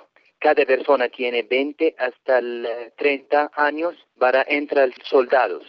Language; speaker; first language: Spanish; non-native, learner; Arabic